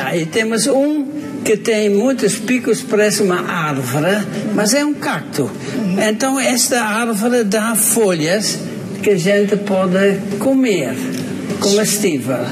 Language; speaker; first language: Portuguese; non-native, fluent; Dutch